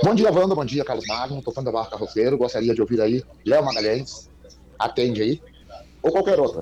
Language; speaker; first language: Portuguese; native; Portuguese